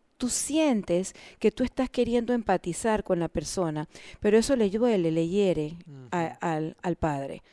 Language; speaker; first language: Spanish; native; Spanish